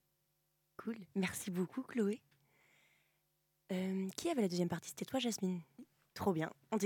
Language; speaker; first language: French; native; French